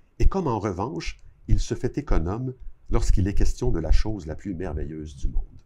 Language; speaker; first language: French; native; French